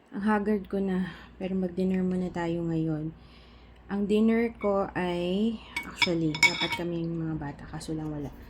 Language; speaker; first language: Filipino; non-native, local second language; Bikol